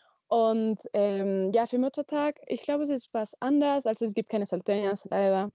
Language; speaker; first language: German; non-native, learner; Spanish